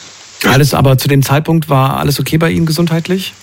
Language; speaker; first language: German; native; German